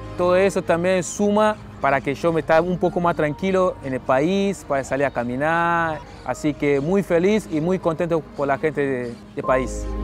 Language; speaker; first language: Spanish; non-native, fluent; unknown